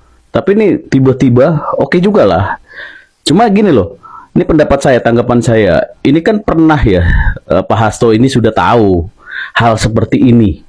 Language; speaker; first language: Indonesian; native; Indonesian